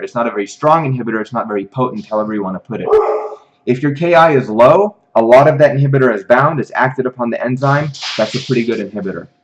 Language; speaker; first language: English; native; English